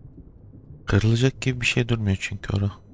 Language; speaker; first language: Turkish; native; Turkish